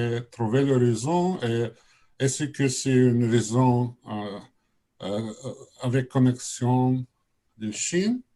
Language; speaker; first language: French; non-native, learner; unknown